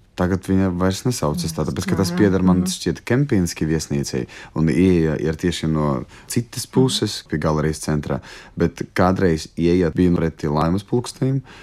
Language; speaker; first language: Latvian; non-native, local second language; Russian